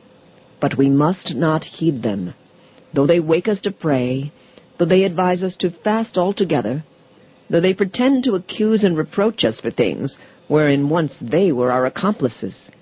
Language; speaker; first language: English; native; English